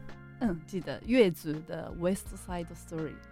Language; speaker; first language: Chinese; non-native, fluent; Japanese